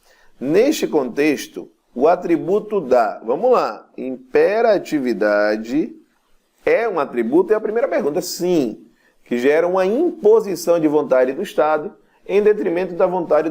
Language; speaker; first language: Portuguese; native; Portuguese